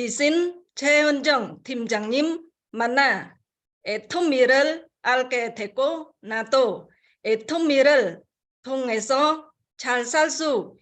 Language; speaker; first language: Korean; non-native, fluent; Khmer